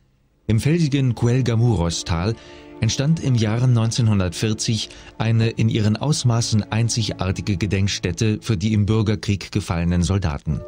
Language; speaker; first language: German; native; German